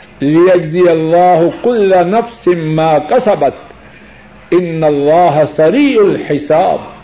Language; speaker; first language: Urdu; non-native, local second language; Punjabi